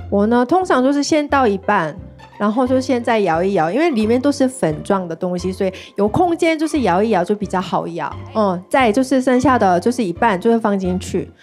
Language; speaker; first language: Chinese; non-native, fluent; Korean